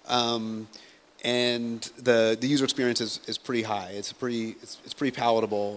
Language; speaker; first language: English; native; English